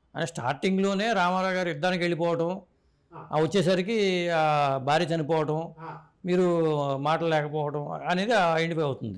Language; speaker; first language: Telugu; native; Telugu